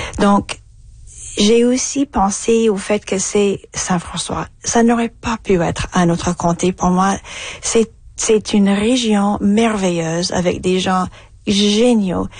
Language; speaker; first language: French; non-native, fluent; English